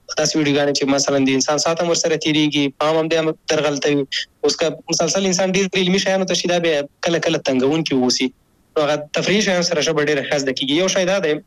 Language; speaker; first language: Pashto; native; Pashto